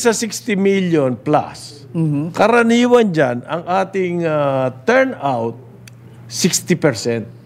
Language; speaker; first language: Filipino; native; Filipino